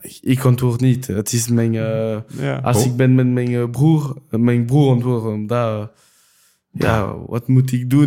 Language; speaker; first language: Dutch; non-native, local second language; French